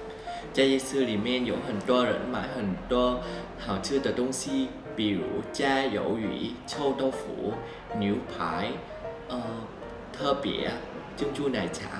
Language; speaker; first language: Chinese; non-native, learner; Vietnamese